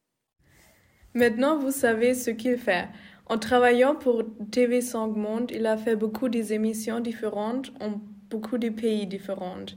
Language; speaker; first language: French; non-native, learner; German